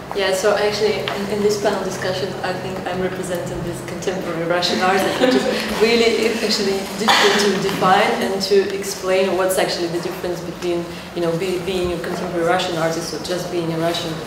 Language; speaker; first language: English; non-native, fluent; Russian